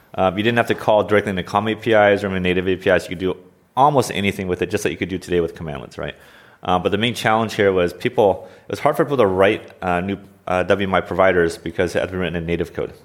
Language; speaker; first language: English; native; English